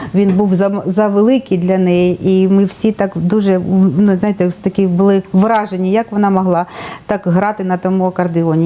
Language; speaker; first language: Ukrainian; native; Ukrainian